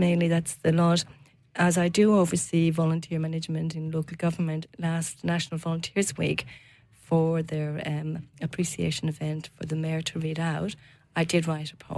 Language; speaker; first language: English; native; English